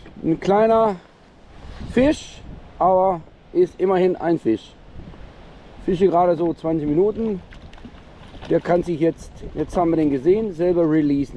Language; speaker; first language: German; non-native, fluent; Danish